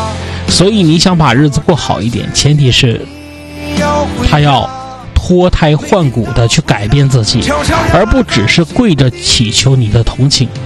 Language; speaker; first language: Chinese; native; Chinese